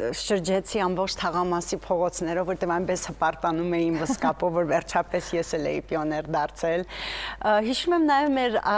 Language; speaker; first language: Armenian; native; Armenian